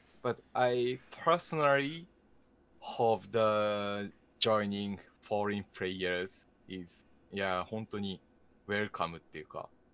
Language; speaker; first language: English; non-native, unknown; Japanese